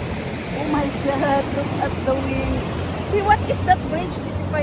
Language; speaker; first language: English; non-native, local second language; Filipino